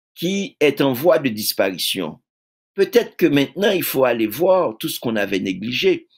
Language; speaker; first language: French; native; French